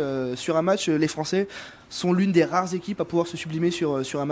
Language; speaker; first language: French; native; French